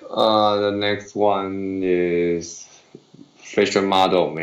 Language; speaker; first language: English; non-native, learner; Chinese